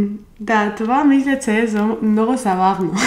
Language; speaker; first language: Bulgarian; non-native, learner; Spanish